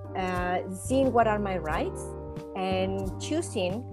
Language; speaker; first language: English; non-native, fluent; Spanish